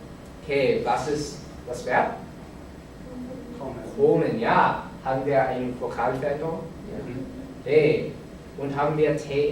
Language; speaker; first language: German; non-native, fluent; English